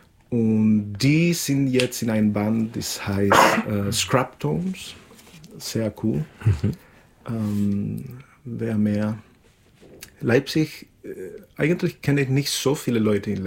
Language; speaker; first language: German; non-native, fluent; Spanish